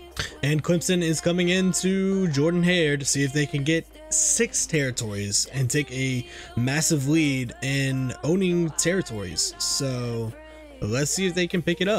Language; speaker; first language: English; native; English